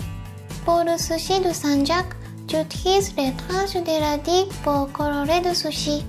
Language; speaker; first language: French; non-native, fluent; Japanese